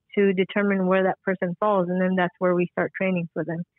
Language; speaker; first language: English; early bilingual, other home language; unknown